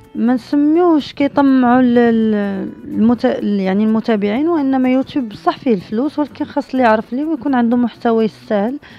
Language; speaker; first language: Arabic; native; Arabic